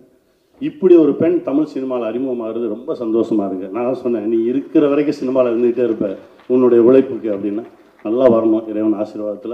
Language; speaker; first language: Tamil; native; Tamil